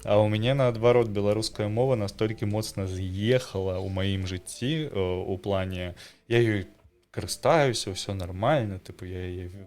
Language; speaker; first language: Belarusian; non-native, local second language; Russian